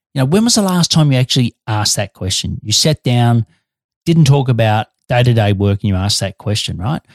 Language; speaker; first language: English; native; English